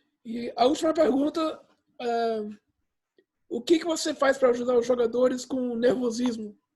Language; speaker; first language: Portuguese; early bilingual, heritage; English